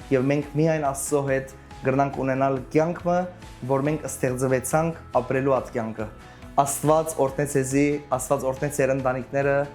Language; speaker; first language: Armenian; native; Armenian